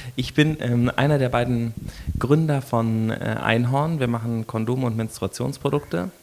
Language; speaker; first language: German; native; German